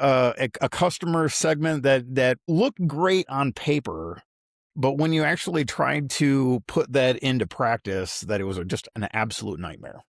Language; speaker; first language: English; native; English